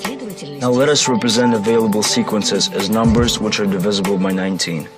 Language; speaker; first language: English; non-native, fluent; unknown